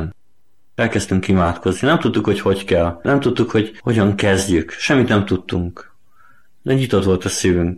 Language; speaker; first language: Hungarian; native; Hungarian